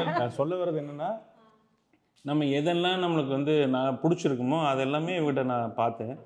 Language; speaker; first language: Tamil; native; Tamil